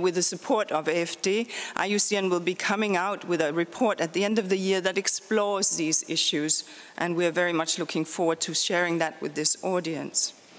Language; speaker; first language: English; non-native, fluent; Danish